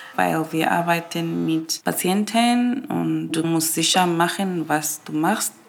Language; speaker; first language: German; non-native, fluent; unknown